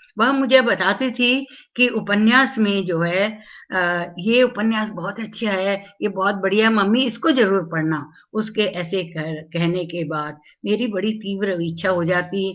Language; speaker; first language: Hindi; non-native, local second language; Tamil